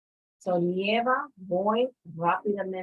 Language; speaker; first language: Spanish; non-native, fluent; English